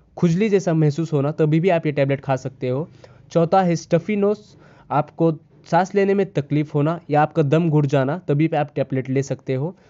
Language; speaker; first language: Hindi; native; Hindi